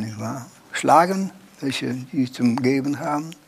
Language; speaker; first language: German; non-native, learner; Polish